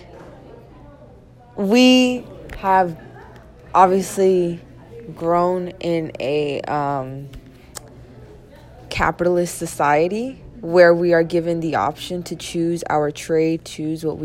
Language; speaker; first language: English; native; English